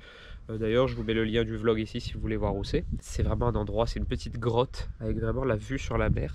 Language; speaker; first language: French; native; French